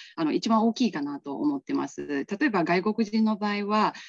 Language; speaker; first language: Japanese; non-native, fluent; Burmese